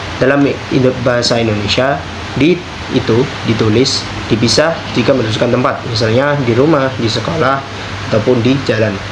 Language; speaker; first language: Indonesian; native; Indonesian